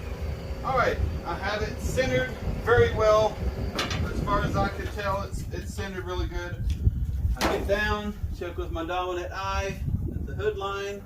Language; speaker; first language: English; native; English